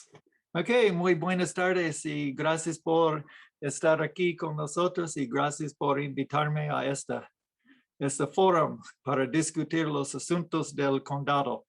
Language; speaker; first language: Spanish; non-native, fluent; English